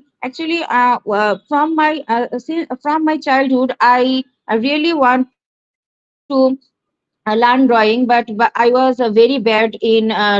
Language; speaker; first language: English; non-native, learner; Bangla